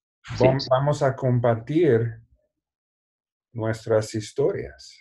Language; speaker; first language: Spanish; non-native, learner; English